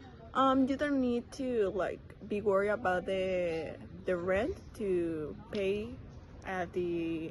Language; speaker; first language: English; non-native, learner; Spanish